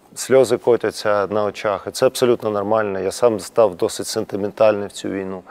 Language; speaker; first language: Ukrainian; native; Ukrainian